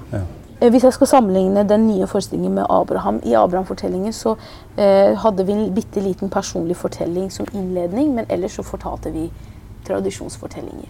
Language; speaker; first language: Norwegian; early bilingual, other home language; Persian